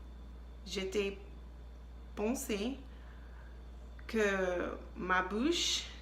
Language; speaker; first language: French; non-native, learner; English